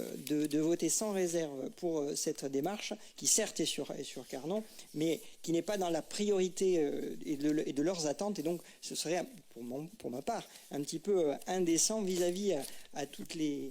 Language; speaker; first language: French; native; French